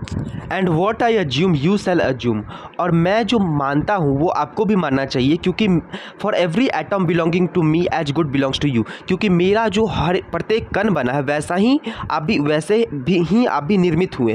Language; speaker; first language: Hindi; native; Hindi